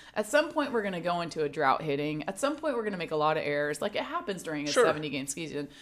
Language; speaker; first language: English; native; English